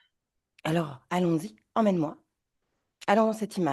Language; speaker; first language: French; native; French